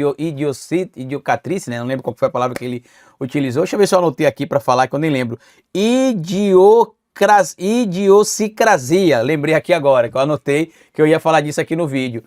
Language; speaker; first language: Portuguese; native; Portuguese